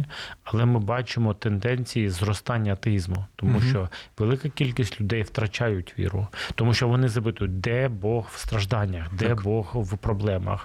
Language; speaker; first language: Ukrainian; non-native, local second language; Russian